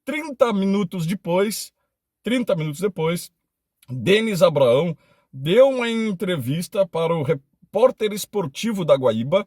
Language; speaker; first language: Portuguese; native; Portuguese